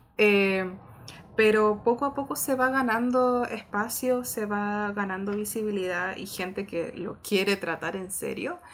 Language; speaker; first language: Spanish; native; Spanish